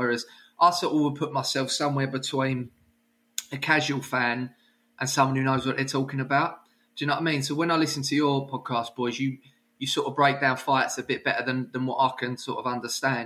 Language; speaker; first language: English; native; English